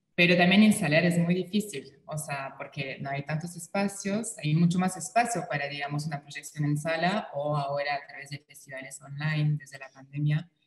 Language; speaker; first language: Spanish; non-native, fluent; French